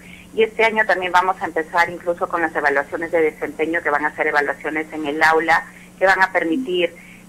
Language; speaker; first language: Spanish; native; Spanish